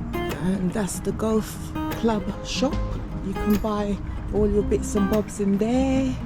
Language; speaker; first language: English; native; English